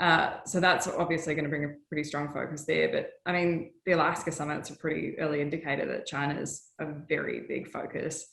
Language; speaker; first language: English; native; English